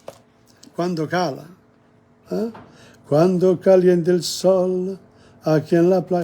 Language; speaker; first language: Spanish; non-native, learner; English